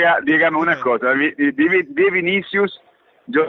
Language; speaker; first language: Spanish; early bilingual, heritage; Italian